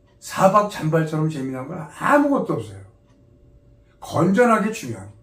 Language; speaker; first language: Korean; native; Korean